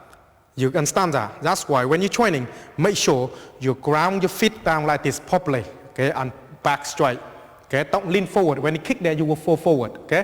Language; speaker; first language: English; non-native, fluent; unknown